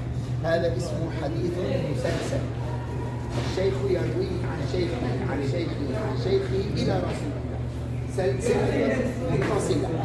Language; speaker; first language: Arabic; native; Arabic